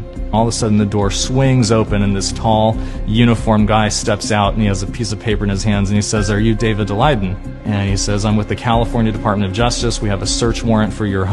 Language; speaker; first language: English; native; English